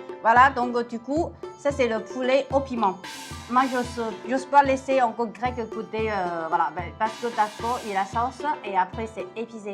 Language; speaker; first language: French; non-native, fluent; Chinese